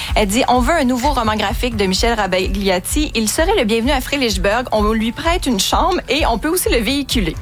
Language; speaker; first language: French; native; French